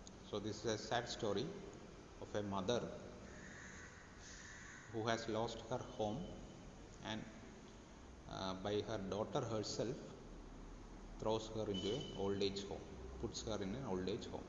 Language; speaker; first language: English; non-native, local second language; Malayalam